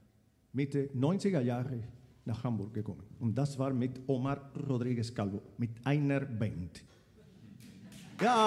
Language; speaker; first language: German; non-native, fluent; Spanish